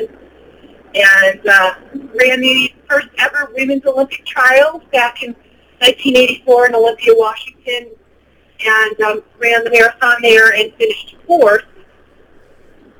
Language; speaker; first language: English; native; English